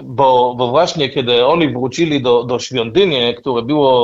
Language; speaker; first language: Polish; non-native, learner; Hebrew